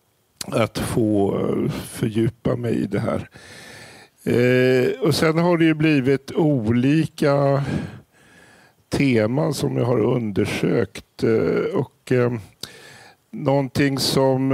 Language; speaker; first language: Swedish; native; Swedish